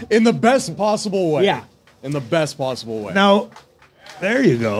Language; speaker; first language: English; native; English